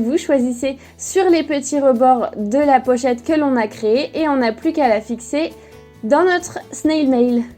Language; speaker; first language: French; native; French